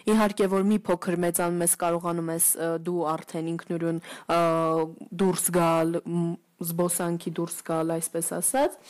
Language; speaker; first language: Armenian; early bilingual, heritage; Turkish